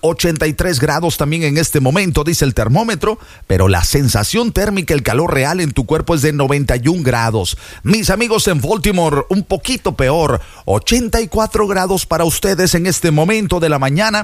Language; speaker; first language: Spanish; native; Spanish